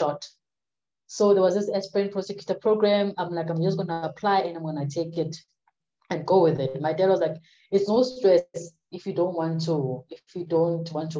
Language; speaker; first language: English; non-native, local second language; Southern Sotho